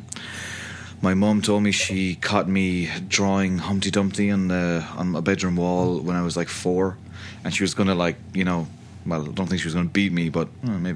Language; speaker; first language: English; native; English